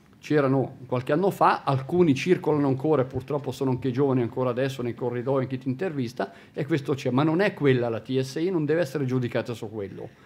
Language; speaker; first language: Italian; native; Italian